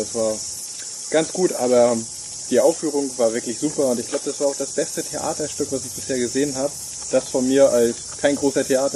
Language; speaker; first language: German; native; German